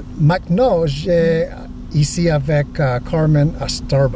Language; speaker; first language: French; non-native, learner; English